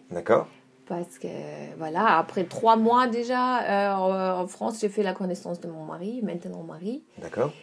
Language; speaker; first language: French; non-native, fluent; German